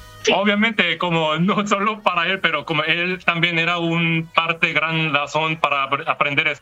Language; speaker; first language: Spanish; non-native, fluent; Korean